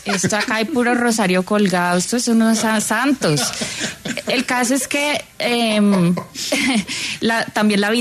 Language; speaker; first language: Spanish; native; Spanish